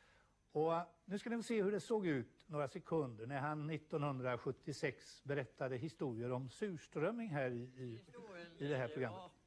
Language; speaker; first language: Swedish; native; Swedish